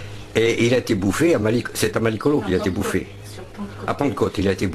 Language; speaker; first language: French; native; French